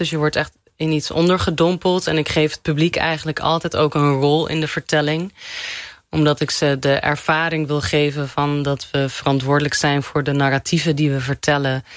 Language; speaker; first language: Dutch; non-native, fluent; Arabic